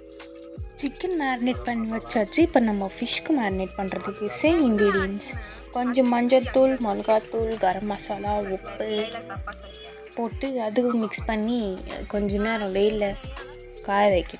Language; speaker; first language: Tamil; early bilingual, heritage; Tamil